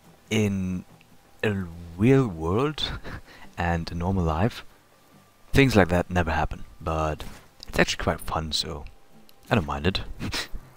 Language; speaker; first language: English; non-native, fluent; German